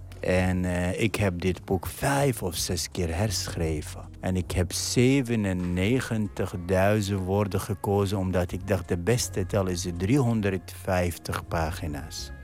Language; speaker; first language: Dutch; non-native, fluent; Arabic